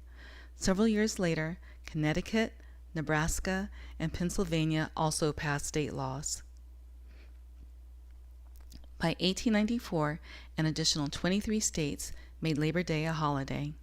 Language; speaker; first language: English; native; English